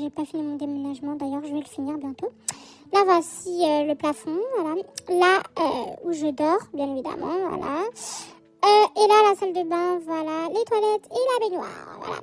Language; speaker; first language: French; native; French